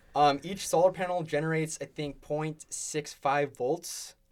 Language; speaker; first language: English; native; English